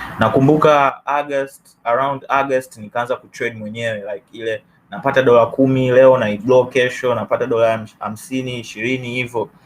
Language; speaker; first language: Swahili; native; Swahili